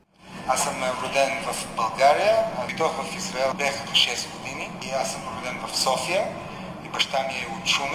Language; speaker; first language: Bulgarian; early bilingual, heritage; Bulgarian